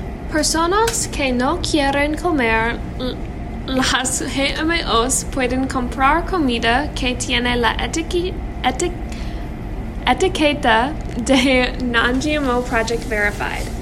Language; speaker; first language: Spanish; non-native, learner; English